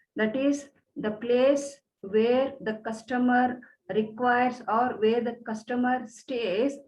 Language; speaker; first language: English; non-native, local second language; Kannada